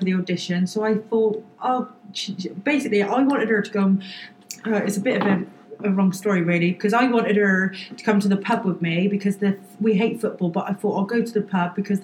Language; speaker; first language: English; native; English